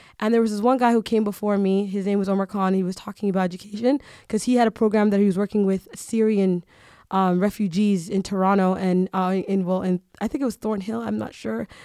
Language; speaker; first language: English; early bilingual, other home language; Somali